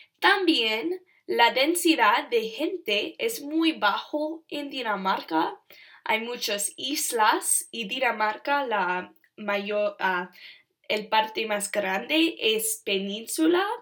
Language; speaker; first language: Spanish; non-native, learner; English